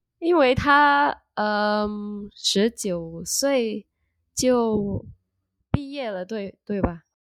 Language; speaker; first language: Chinese; non-native, fluent; Indonesian